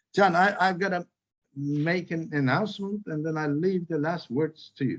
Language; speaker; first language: English; non-native, fluent; Turkish